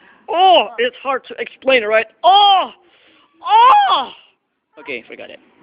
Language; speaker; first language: English; non-native, fluent; Indonesian